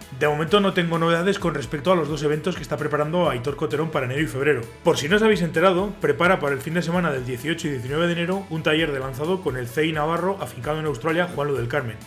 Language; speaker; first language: Spanish; native; Spanish